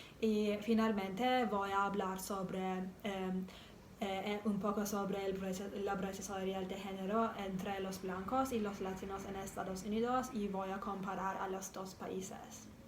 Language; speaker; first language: Spanish; non-native, learner; English